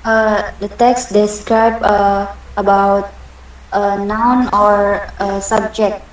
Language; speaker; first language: English; non-native, learner; Indonesian